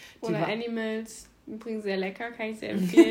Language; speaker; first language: German; native; German